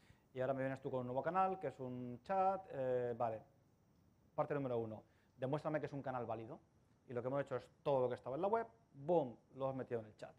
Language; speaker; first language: Spanish; native; Spanish